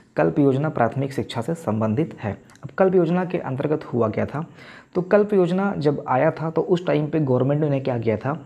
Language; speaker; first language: Hindi; native; Hindi